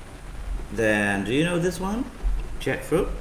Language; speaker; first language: English; non-native, fluent; Vietnamese